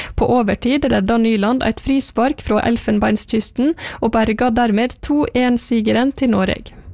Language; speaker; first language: Norwegian; native; Norwegian